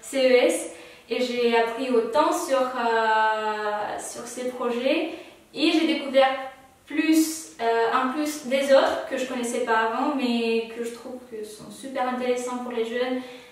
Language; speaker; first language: French; non-native, fluent; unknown